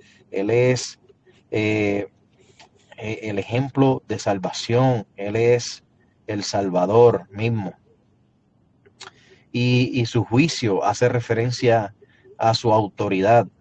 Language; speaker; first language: Spanish; native; Spanish